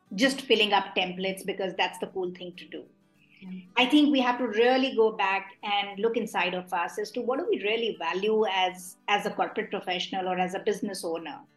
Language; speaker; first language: English; non-native, local second language; Hindi